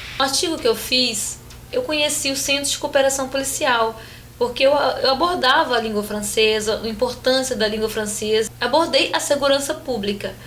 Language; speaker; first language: Portuguese; native; Portuguese